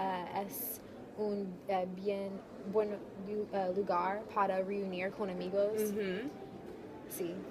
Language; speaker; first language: Spanish; non-native, learner; English